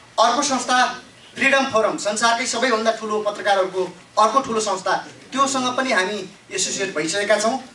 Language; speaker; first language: Nepali; native; Nepali